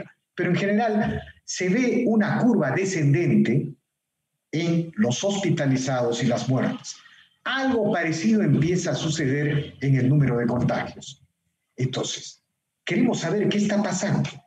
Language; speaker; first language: Spanish; native; Spanish